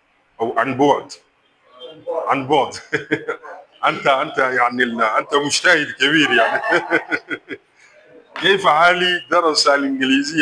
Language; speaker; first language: Arabic; non-native, fluent; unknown